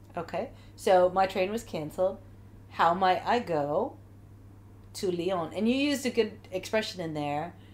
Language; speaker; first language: English; native; English